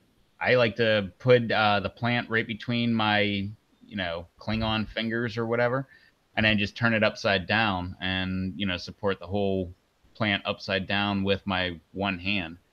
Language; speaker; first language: English; native; English